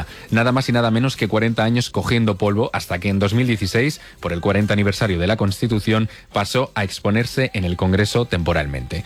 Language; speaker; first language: Spanish; native; Spanish